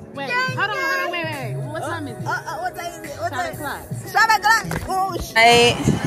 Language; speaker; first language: English; native; English